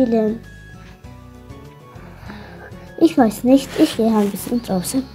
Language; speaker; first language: German; non-native, learner; Arabic